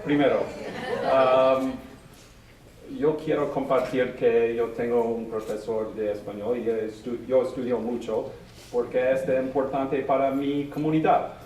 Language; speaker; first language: Spanish; non-native, learner; English